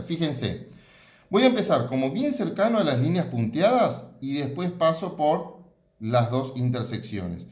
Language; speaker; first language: Spanish; native; Spanish